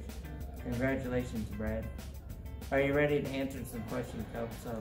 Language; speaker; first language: English; native; English